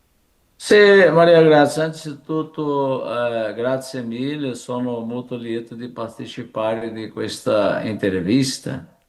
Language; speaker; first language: Italian; non-native, fluent; Portuguese